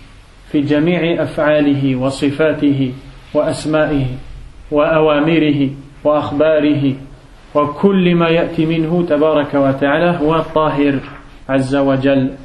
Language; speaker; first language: Arabic; non-native, fluent; French